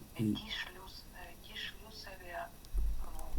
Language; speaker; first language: German; non-native, learner; Ukrainian